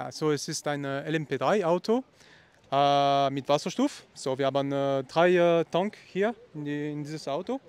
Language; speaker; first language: German; non-native, learner; Italian